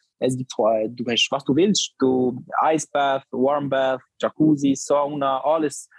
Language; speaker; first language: German; non-native, learner; Albanian